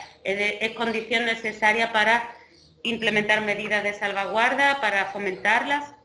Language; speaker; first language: Spanish; native; Spanish